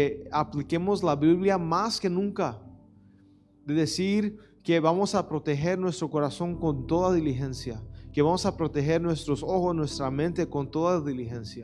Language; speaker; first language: Spanish; early bilingual, heritage; Spanish